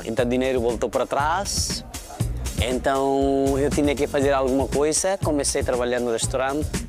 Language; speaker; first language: Portuguese; non-native, fluent; Nepali